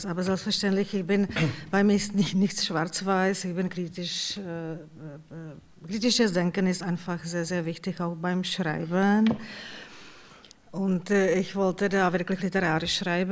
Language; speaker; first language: German; non-native, fluent; Czech